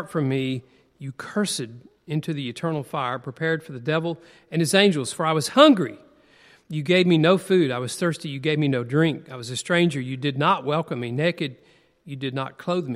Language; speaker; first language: English; native; English